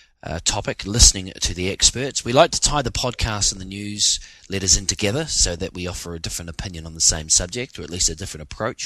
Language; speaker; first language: English; native; English